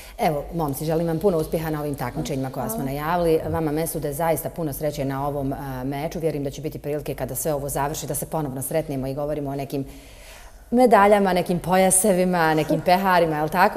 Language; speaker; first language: Serbian; native; Serbian